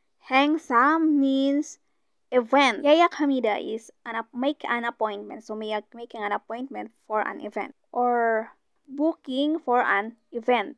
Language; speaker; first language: English; non-native, local second language; Filipino